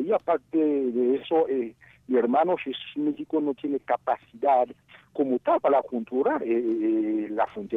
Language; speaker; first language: Spanish; non-native, fluent; Haitian Creole